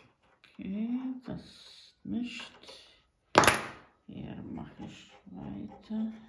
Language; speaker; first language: German; non-native, fluent; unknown